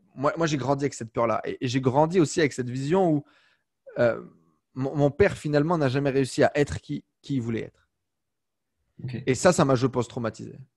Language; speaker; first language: French; native; French